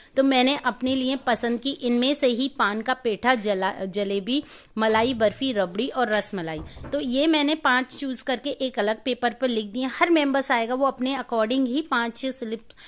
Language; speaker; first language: Hindi; native; Hindi